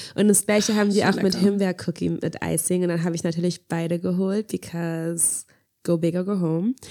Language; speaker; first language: German; early bilingual, heritage; German